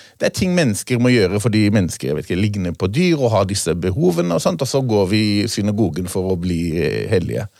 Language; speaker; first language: Norwegian; non-native, fluent; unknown